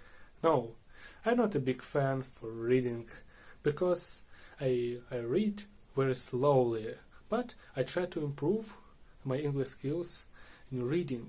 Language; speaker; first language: English; non-native, learner; Russian